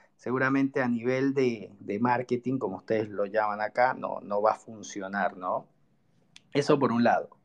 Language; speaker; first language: Spanish; native; Spanish